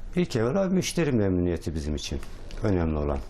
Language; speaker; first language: Turkish; native; Turkish